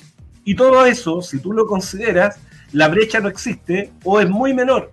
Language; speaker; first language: Spanish; native; Spanish